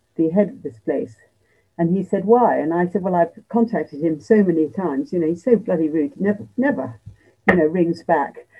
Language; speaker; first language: English; native; English